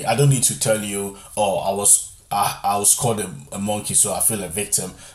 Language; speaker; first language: English; non-native, local second language; Akan